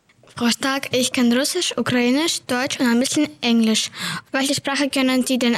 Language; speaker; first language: German; early bilingual, other home language; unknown